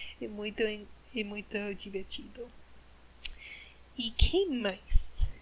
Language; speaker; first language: Portuguese; non-native, learner; English